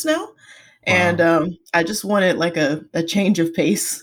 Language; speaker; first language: English; native; English